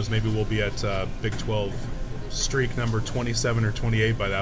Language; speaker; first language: English; native; English